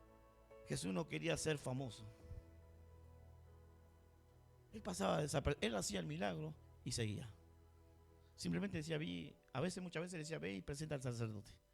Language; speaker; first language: Spanish; native; Spanish